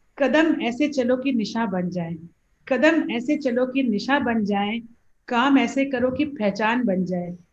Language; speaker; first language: Hindi; native; Hindi